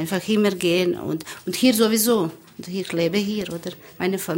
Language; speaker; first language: German; non-native, learner; Bosnian